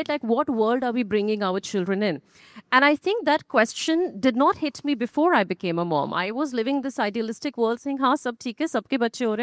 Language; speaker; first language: English; non-native, local second language; Hindi